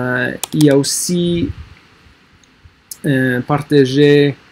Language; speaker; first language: French; non-native, learner; English